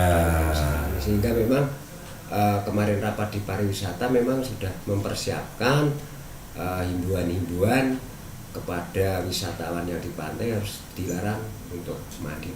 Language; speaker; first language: Indonesian; native; Indonesian